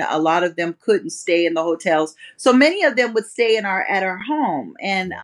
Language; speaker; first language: English; native; English